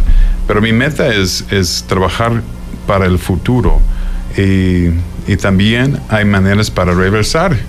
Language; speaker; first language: Spanish; non-native, fluent; English